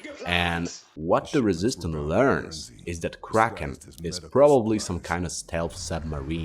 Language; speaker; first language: English; non-native, fluent; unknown